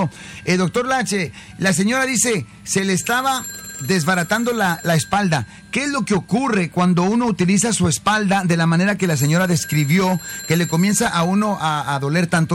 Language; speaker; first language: Spanish; native; Spanish